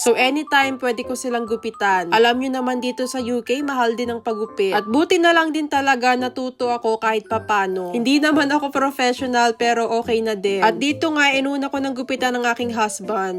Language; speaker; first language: Filipino; native; Filipino